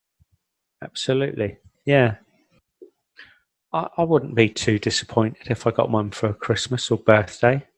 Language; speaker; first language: English; native; English